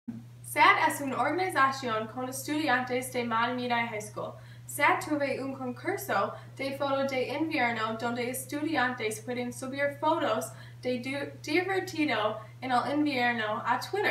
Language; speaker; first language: Spanish; non-native, learner; English